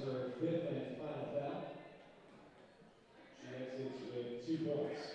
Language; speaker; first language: English; native; English